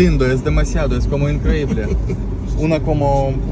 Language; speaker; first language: Spanish; non-native, learner; Russian